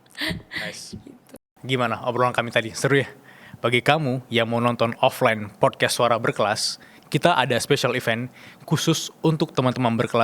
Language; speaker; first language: Indonesian; native; Indonesian